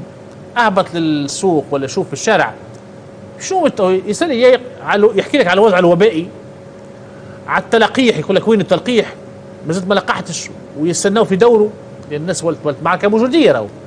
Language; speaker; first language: Arabic; native; Arabic